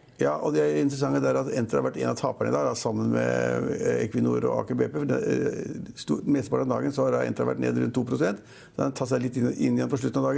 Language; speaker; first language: Norwegian; native; Norwegian